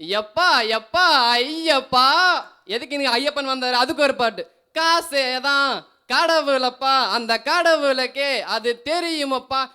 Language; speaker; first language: Tamil; native; Tamil